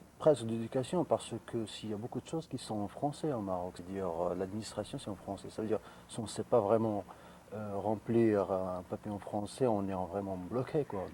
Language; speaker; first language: French; non-native, local second language; Arabic